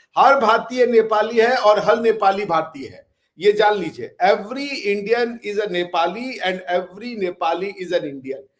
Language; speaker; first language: Hindi; native; Hindi